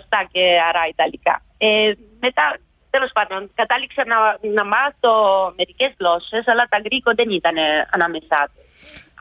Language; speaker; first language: Greek; non-native, fluent; Italian